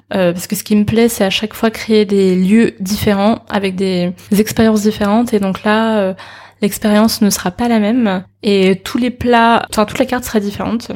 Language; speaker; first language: French; early bilingual, other home language; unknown